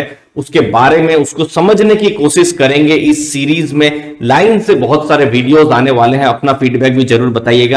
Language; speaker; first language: Hindi; native; Hindi